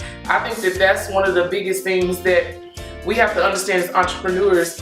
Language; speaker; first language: English; native; English